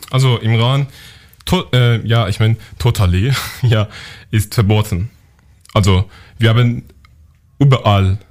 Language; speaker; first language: German; non-native, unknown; Persian